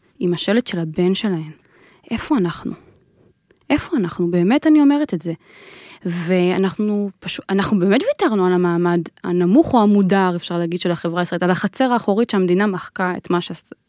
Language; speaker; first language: Hebrew; native; Hebrew